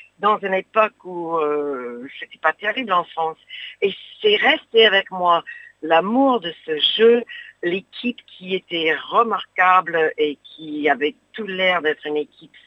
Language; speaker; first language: French; non-native, fluent; English